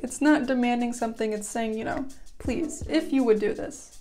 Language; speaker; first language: English; native; English